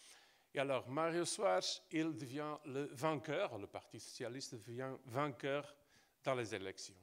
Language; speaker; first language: French; non-native, fluent; Portuguese